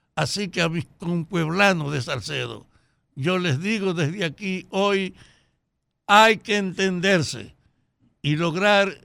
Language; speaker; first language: Spanish; native; Spanish